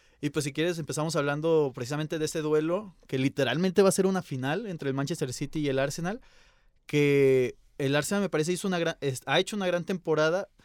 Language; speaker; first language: Spanish; native; Spanish